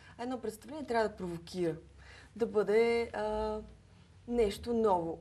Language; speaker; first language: Bulgarian; native; Bulgarian